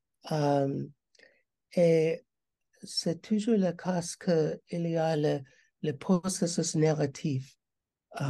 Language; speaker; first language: French; non-native, learner; English